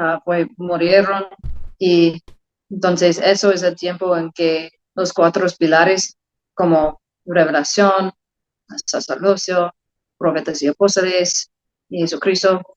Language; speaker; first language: Spanish; non-native, learner; English